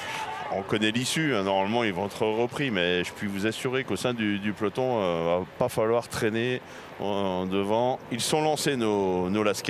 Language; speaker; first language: French; native; French